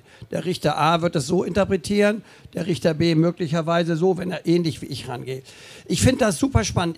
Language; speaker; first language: German; native; German